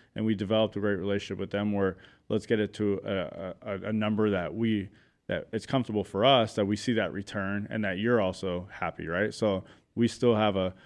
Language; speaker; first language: English; native; English